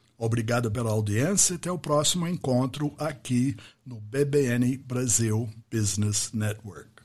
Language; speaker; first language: Portuguese; non-native, fluent; English